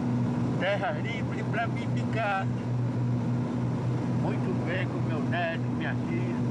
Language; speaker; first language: Portuguese; non-native, local second language; Kayapó